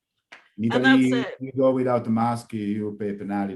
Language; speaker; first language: English; non-native, learner; Italian